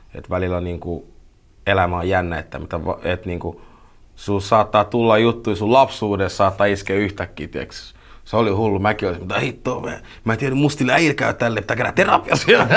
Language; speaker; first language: Finnish; early bilingual, other home language; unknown